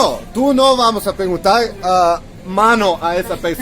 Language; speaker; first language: Spanish; non-native, learner; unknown